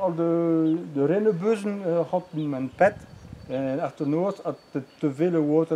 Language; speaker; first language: Dutch; non-native, local second language; French